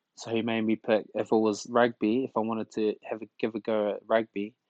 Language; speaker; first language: English; early bilingual, other home language; Tongan